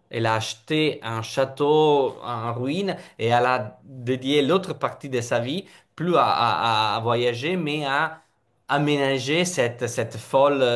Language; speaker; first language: French; non-native, fluent; Italian